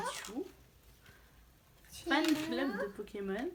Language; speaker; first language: French; native; French